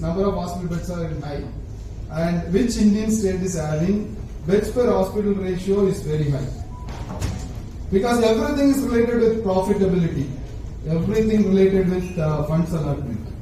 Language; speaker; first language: English; non-native, local second language; Tamil